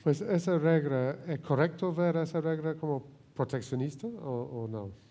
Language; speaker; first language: Portuguese; non-native, fluent; Spanish